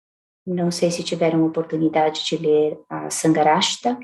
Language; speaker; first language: Portuguese; native; Portuguese